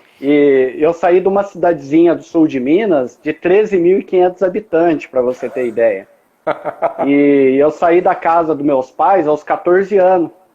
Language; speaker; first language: Portuguese; native; Portuguese